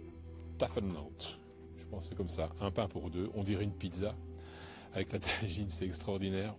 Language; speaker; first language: French; native; French